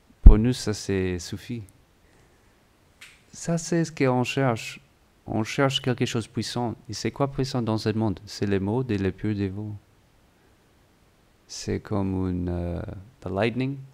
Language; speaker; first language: French; non-native, learner; English